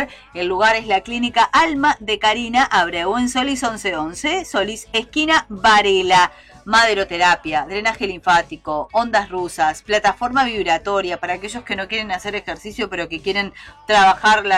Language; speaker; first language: Spanish; native; Spanish